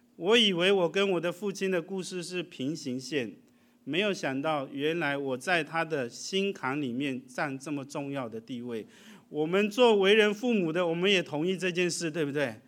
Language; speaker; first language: Chinese; early bilingual, heritage; Chinese